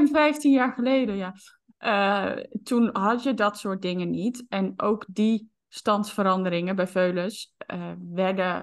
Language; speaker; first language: Dutch; native; Dutch